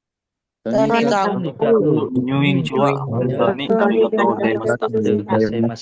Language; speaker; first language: Japanese; non-native, learner; Indonesian